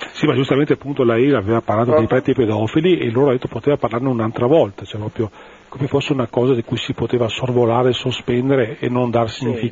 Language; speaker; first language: Italian; native; Italian